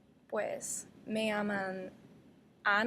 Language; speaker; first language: Spanish; non-native, learner; English